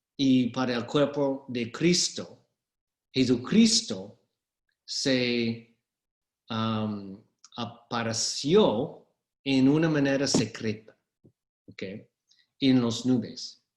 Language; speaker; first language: Spanish; non-native, fluent; English